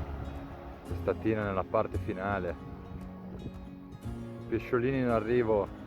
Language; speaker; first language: Italian; native; Italian